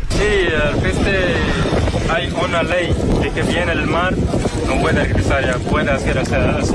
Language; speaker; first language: Spanish; non-native, learner; Arabic